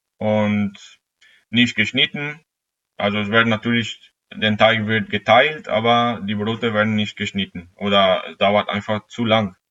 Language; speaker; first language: German; non-native, fluent; Italian